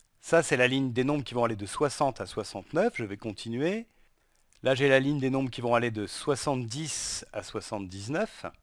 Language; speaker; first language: French; native; French